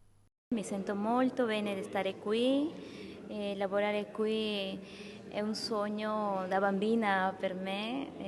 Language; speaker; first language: Italian; non-native, learner; Spanish